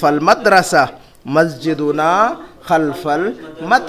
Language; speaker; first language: Arabic; non-native, fluent; Urdu